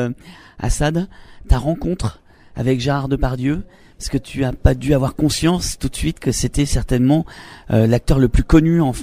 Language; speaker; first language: French; native; French